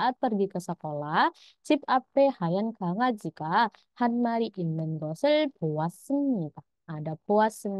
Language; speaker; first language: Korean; non-native, learner; Indonesian